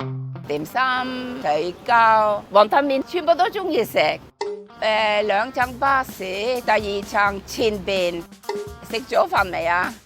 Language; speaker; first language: Cantonese; non-native, fluent; Norwegian